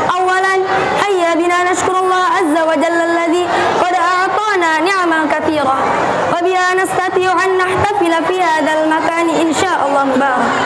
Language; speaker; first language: Arabic; non-native, learner; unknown